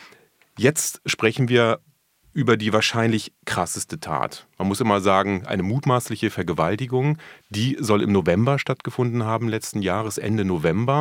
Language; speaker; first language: German; native; German